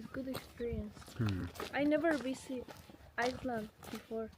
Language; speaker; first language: English; non-native, learner; Spanish